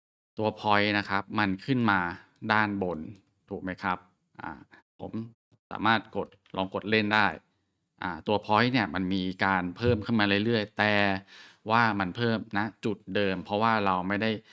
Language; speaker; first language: Thai; native; Thai